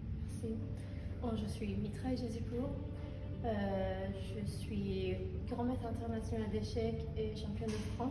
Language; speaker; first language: French; non-native, fluent; Persian